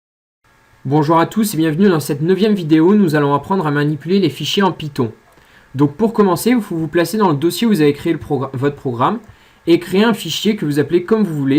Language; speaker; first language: French; native; French